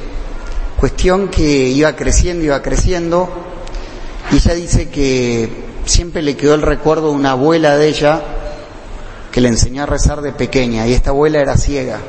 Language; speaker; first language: Spanish; native; Spanish